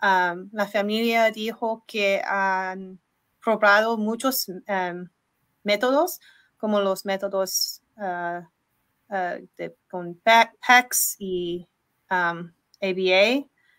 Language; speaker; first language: Spanish; non-native, learner; English